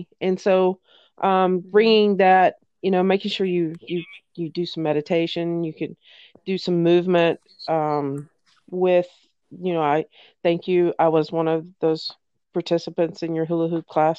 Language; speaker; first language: English; native; English